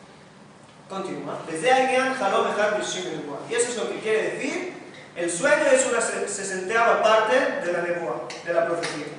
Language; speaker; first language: Spanish; non-native, fluent; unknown